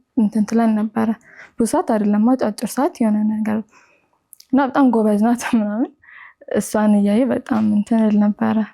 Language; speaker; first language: Amharic; native; Amharic